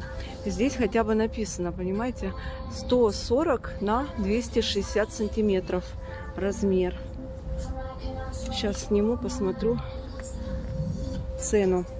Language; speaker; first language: Russian; native; Russian